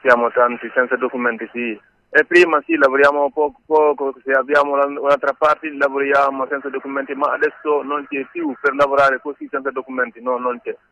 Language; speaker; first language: Italian; non-native, learner; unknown